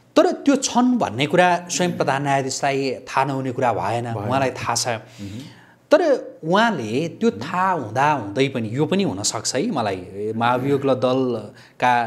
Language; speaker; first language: Nepali; native; Nepali